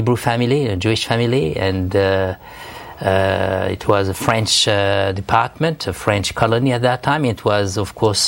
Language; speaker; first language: English; non-native, fluent; Arabic